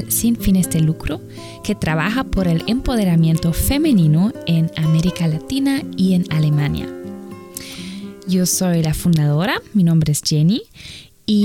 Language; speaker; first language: Spanish; non-native, fluent; German